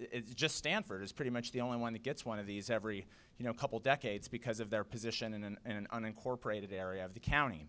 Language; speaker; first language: English; native; English